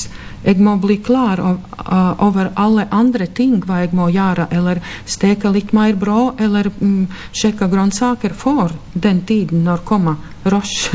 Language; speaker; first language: Norwegian; non-native, fluent; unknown